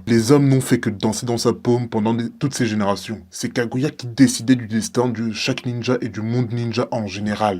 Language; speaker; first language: French; native; French